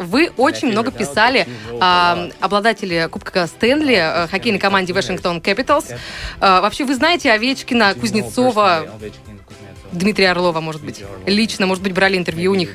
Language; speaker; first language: Russian; native; Russian